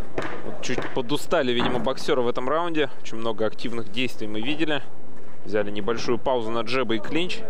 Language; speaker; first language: Russian; native; Russian